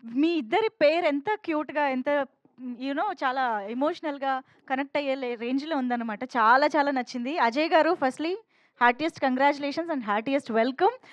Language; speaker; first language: Telugu; native; Telugu